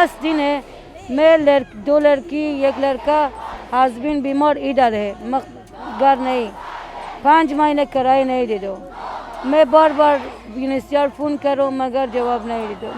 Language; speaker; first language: Hindi; non-native, learner; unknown